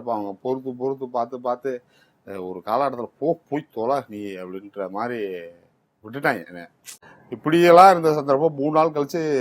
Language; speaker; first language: Tamil; native; Tamil